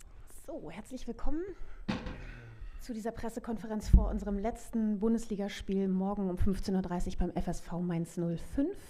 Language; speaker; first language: German; native; German